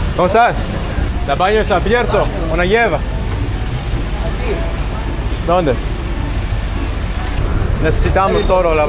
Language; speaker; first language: Spanish; non-native, learner; English